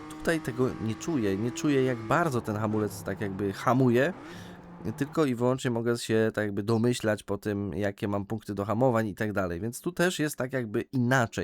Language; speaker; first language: Polish; native; Polish